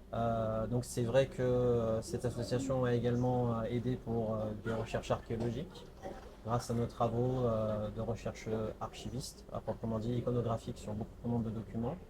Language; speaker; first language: French; native; French